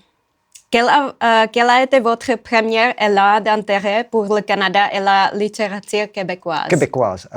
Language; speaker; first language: French; non-native, fluent; Czech